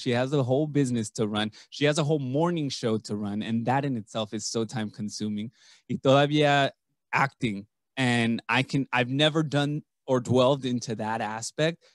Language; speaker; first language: English; early bilingual, other home language; Spanish